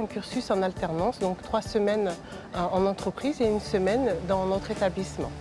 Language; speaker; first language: French; native; French